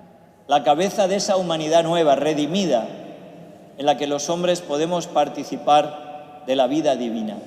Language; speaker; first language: Spanish; native; Spanish